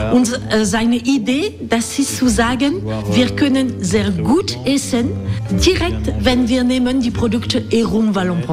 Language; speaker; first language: German; non-native, learner; French